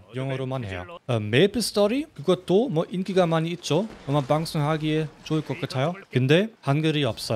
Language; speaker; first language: Korean; non-native, fluent; German